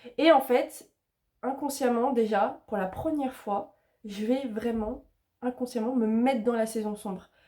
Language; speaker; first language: French; native; French